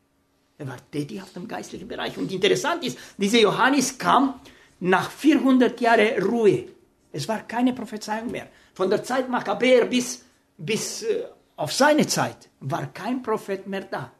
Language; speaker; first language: German; non-native, fluent; Romanian